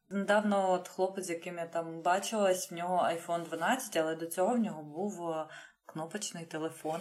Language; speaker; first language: Ukrainian; native; Ukrainian